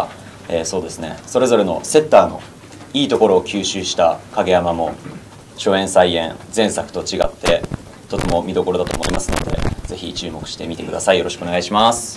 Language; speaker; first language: Japanese; native; Japanese